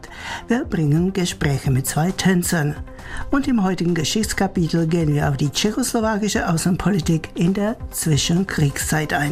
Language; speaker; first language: German; native; German